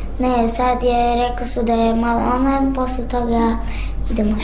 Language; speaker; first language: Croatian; early bilingual, other home language; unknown